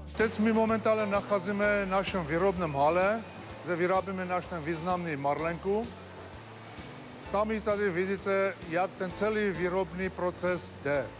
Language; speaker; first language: Czech; non-native, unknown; Armenian